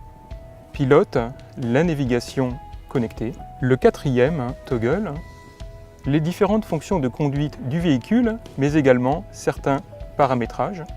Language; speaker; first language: French; native; French